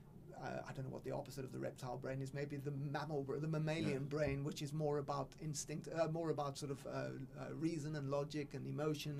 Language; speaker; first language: English; native; English